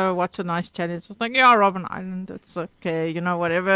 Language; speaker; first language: English; native; English